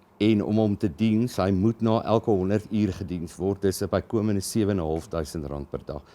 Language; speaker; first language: Afrikaans; native; Afrikaans